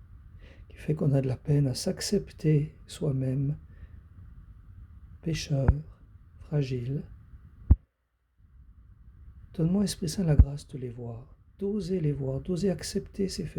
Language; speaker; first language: French; native; French